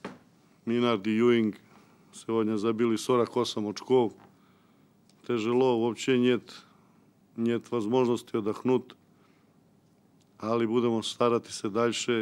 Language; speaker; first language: Russian; non-native, local second language; Ukrainian